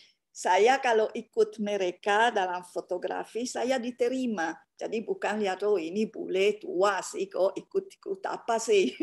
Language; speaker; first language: Indonesian; non-native, fluent; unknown